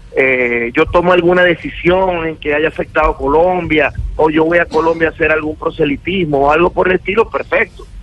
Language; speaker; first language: Spanish; native; Spanish